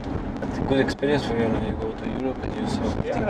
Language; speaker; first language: English; non-native, learner; Serbian